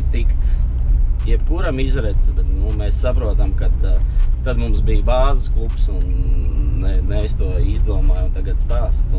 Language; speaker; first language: Latvian; non-native, local second language; Russian